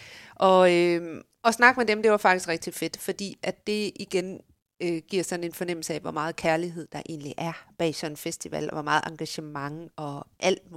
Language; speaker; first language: Danish; native; Danish